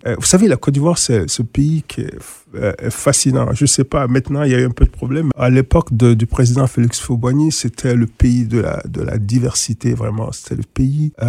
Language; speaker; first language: French; non-native, local second language; Wolof